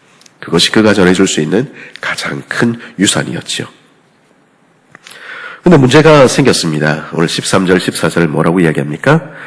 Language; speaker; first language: Korean; native; Korean